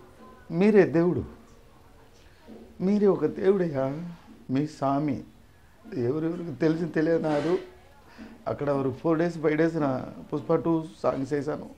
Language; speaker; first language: Telugu; non-native, local second language; Tamil